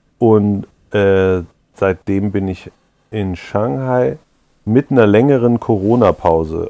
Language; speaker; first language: German; native; German